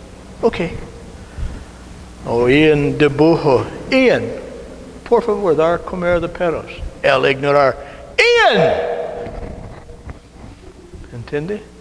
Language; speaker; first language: Spanish; non-native, learner; English